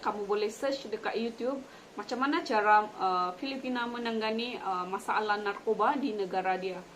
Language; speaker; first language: Indonesian; non-native, local second language; Malay